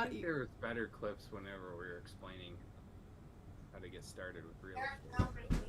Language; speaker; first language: English; native; English